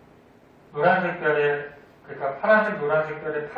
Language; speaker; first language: Korean; native; Korean